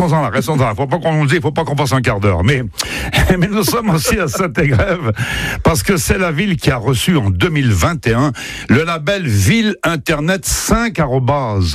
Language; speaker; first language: French; native; French